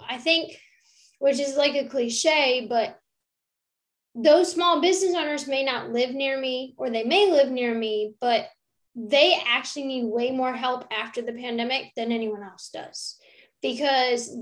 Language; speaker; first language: English; native; English